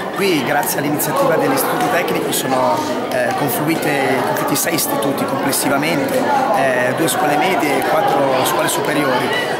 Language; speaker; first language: Italian; native; Italian